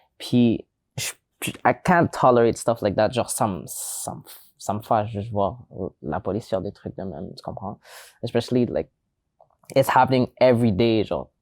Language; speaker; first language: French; early bilingual, other home language; English